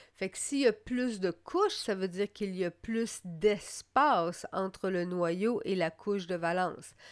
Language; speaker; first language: French; native; French